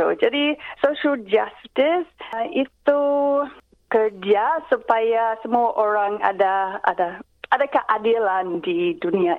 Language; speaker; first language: Indonesian; non-native, fluent; English